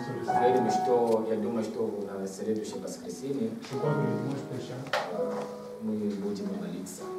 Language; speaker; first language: Russian; non-native, fluent; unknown